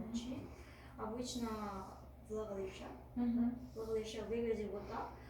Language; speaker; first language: Russian; non-native, fluent; Korean